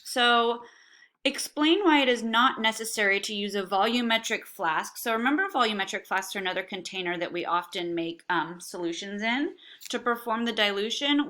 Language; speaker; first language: English; native; English